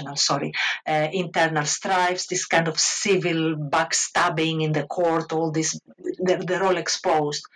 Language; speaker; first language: English; non-native, fluent; Greek